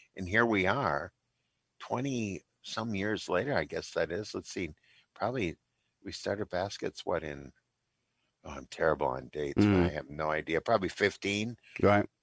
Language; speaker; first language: English; native; English